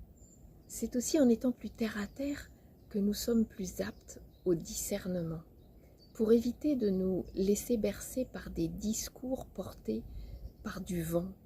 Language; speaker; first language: French; native; French